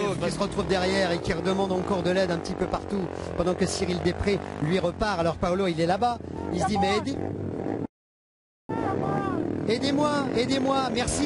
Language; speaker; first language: French; native; French